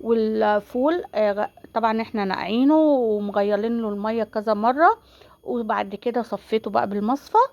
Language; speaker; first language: Arabic; native; Arabic